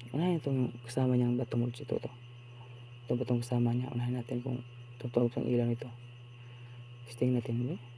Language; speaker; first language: Filipino; non-native, local second language; Cebuano